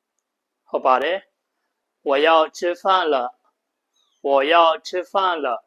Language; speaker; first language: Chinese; non-native, fluent; Burmese